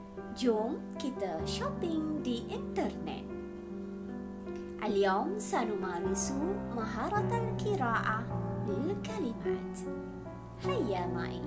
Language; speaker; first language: Arabic; non-native, fluent; Malay